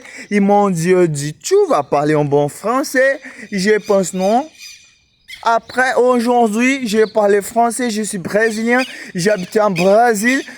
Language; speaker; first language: French; non-native, learner; Portuguese